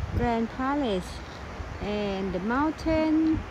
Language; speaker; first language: English; non-native, learner; Thai